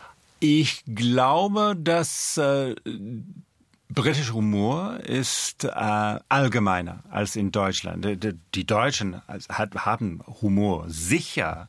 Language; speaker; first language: German; non-native, fluent; English